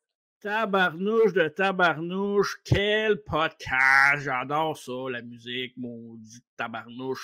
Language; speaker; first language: French; native; French